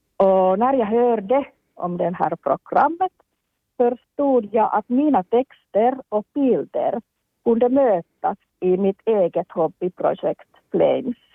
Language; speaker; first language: Swedish; non-native, local second language; Finnish